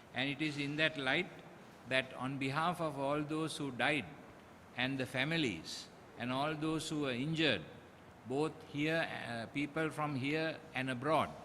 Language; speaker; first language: English; non-native, local second language; Sinhala